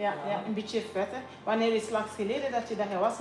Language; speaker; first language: Dutch; non-native, learner; English